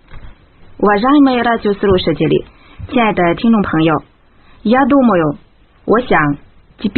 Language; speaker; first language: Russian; non-native, fluent; Chinese